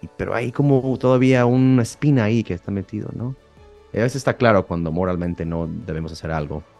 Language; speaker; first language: Spanish; early bilingual, heritage; Spanish